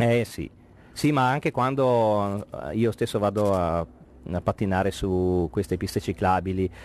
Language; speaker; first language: Italian; native; Italian